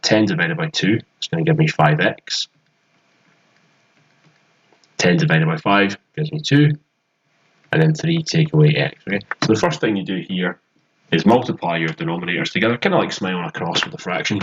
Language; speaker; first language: English; native; English